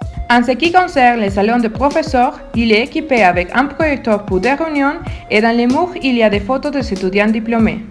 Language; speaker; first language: French; non-native, learner; Spanish